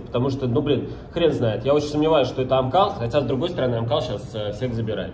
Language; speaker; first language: Russian; native; Russian